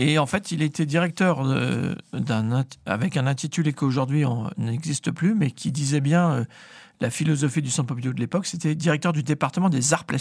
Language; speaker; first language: French; native; French